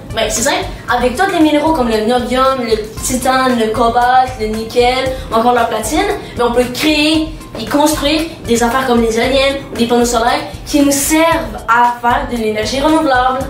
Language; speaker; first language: French; native; French